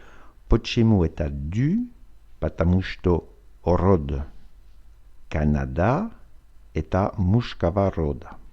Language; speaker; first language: Russian; non-native, fluent; French